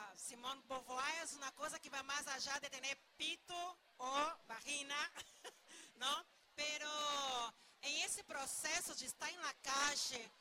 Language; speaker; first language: Spanish; non-native, fluent; Portuguese